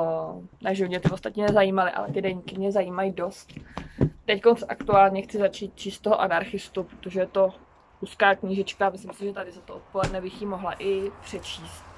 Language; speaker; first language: Czech; native; Czech